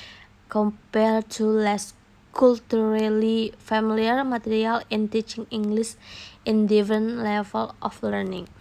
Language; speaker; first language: English; non-native, learner; Indonesian